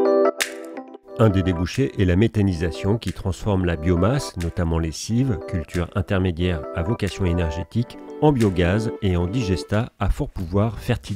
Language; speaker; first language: French; native; French